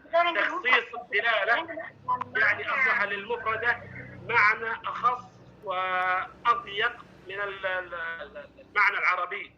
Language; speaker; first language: Arabic; non-native, fluent; Indonesian